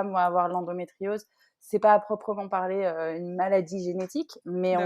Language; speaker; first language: French; native; French